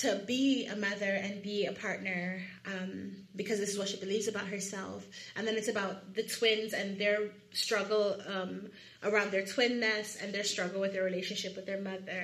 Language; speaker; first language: English; non-native, local second language; Yoruba